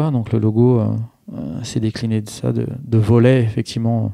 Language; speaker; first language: French; native; French